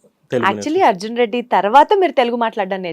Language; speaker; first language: Telugu; native; Telugu